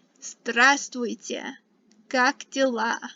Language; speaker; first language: Russian; non-native, fluent; English